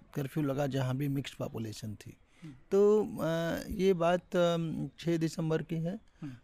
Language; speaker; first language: Hindi; native; Hindi